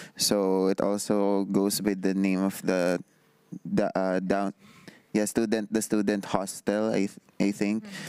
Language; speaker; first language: English; non-native, local second language; Filipino